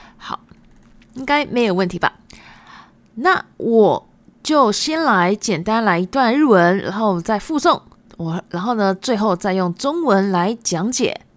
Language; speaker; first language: Chinese; early bilingual, other home language; Japanese